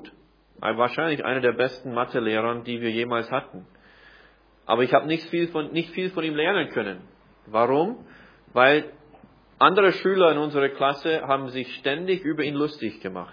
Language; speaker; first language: German; non-native, fluent; English